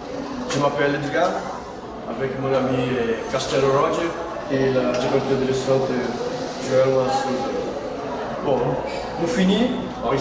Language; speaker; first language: French; non-native, learner; Portuguese